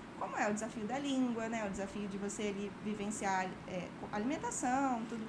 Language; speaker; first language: Portuguese; native; Portuguese